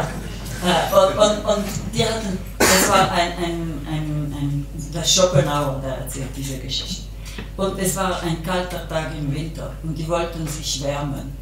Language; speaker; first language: German; non-native, local second language; French